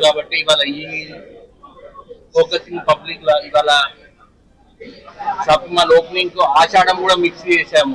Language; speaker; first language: Telugu; native; Telugu